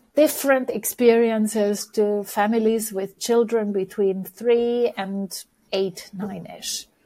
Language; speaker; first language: English; non-native, fluent; Romanian